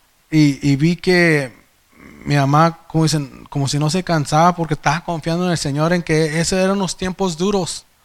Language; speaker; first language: Spanish; early bilingual, heritage; Spanish